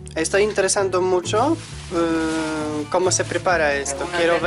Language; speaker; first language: Spanish; non-native, learner; Polish